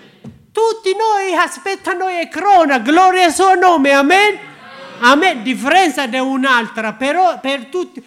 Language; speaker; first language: Italian; non-native, learner; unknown